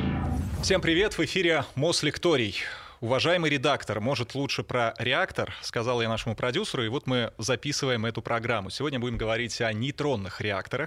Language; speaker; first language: Russian; native; Russian